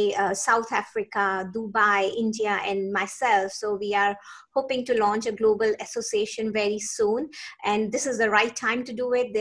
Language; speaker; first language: English; non-native, local second language; Hindi